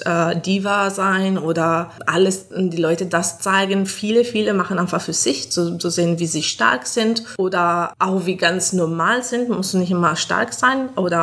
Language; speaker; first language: German; non-native, fluent; Italian